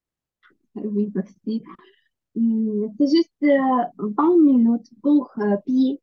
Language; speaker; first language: French; non-native, learner; Ukrainian